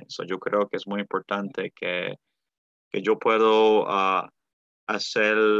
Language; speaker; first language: Spanish; early bilingual, heritage; Spanish